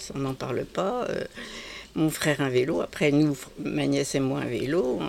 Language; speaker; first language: French; native; French